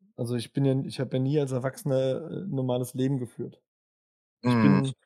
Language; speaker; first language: German; native; German